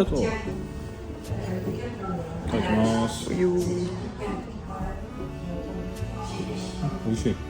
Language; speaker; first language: Japanese; non-native, fluent; French